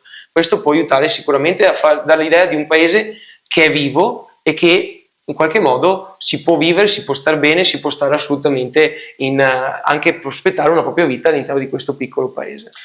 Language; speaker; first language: Italian; native; Italian